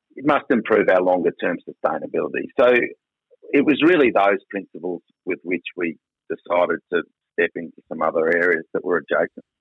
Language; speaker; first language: English; native; English